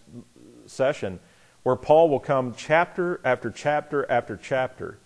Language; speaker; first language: English; native; English